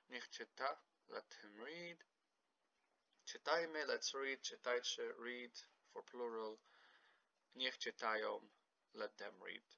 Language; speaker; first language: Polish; non-native, fluent; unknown